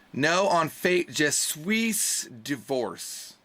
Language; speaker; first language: French; non-native, learner; English